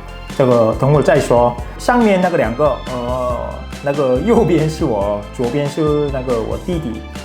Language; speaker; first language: Chinese; non-native, fluent; Korean